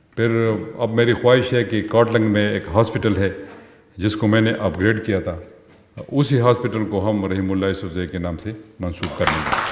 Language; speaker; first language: Urdu; non-native, local second language; Pashto